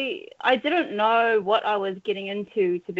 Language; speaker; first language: English; native; English